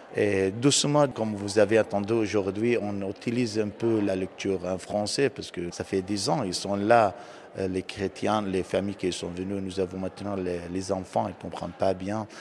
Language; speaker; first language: French; non-native, learner; Aramaic